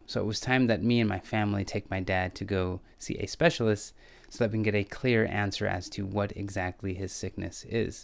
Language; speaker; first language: English; native; English